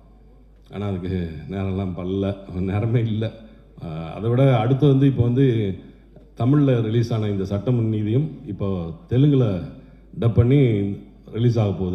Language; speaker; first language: Tamil; native; Tamil